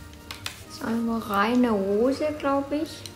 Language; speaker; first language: German; non-native, learner; Korean